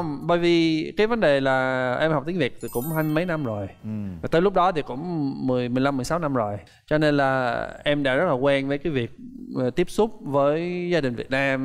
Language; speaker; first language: Vietnamese; non-native, fluent; English